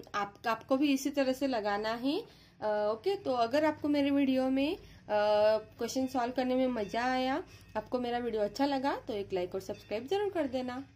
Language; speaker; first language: Hindi; non-native, local second language; Marathi